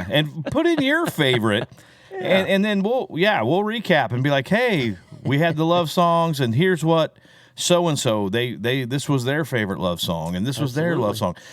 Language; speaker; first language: English; native; English